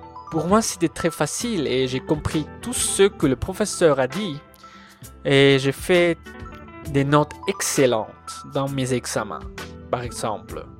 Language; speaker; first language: French; non-native, local second language; Swiss German